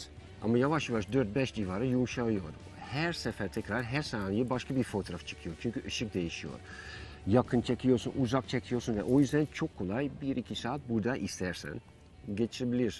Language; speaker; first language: Turkish; non-native, fluent; Dutch